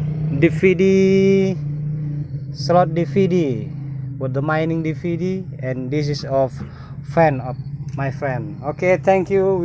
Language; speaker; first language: English; non-native, learner; Indonesian